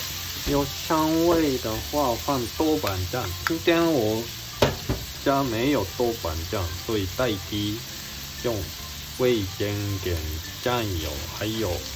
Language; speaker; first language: Chinese; non-native, fluent; Japanese